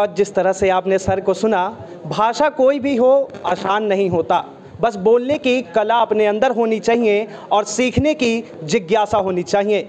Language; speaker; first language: Hindi; native; Hindi